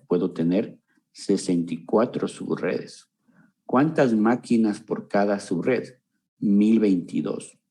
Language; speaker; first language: Spanish; native; Spanish